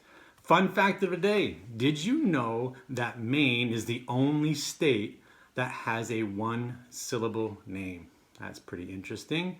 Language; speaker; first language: English; native; English